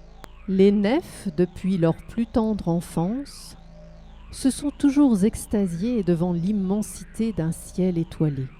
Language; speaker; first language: French; native; French